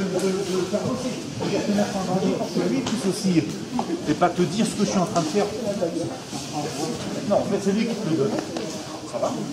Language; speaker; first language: French; native; French